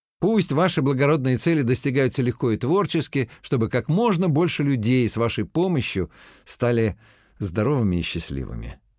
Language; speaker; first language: Russian; native; Russian